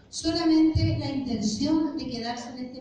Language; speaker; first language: Spanish; native; Spanish